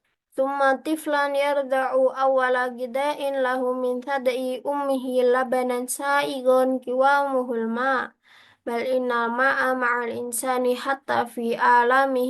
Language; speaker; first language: Arabic; non-native, learner; Indonesian